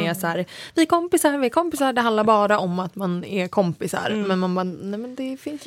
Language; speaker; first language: Swedish; native; Swedish